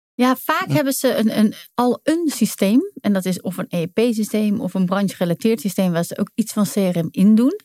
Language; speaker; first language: Dutch; native; Dutch